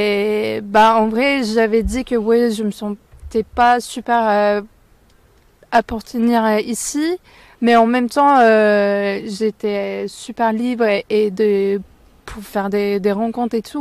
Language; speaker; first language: French; non-native, fluent; Turkish